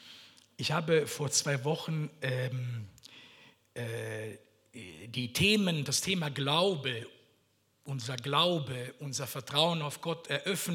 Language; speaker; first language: German; non-native, fluent; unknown